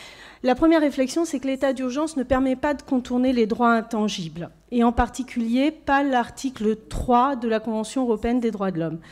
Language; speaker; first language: French; native; French